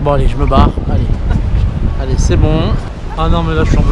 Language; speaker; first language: French; native; French